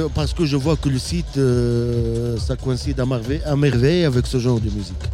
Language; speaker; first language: French; non-native, local second language; Arabic